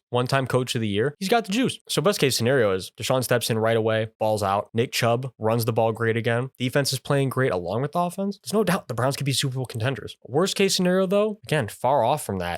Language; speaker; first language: English; native; English